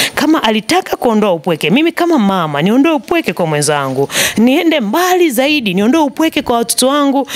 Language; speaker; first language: Swahili; native; Swahili